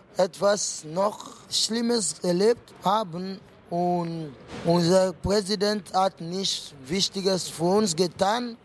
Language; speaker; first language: German; non-native, fluent; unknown